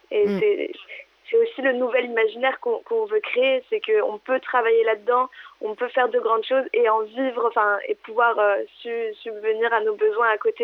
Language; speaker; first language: French; native; French